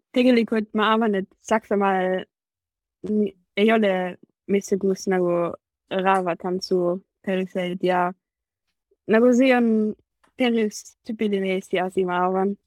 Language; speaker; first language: Estonian; non-native, learner; German